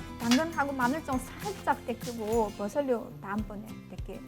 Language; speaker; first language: Korean; non-native, learner; Chinese